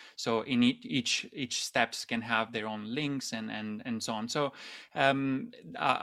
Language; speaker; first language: English; non-native, fluent; Italian